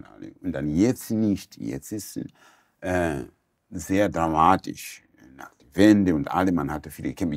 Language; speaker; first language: German; non-native, local second language; Portuguese